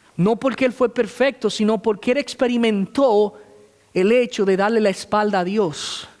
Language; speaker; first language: Spanish; native; Spanish